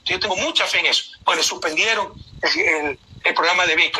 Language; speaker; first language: Spanish; native; Spanish